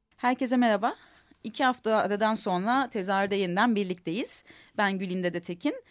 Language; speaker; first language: Turkish; native; Turkish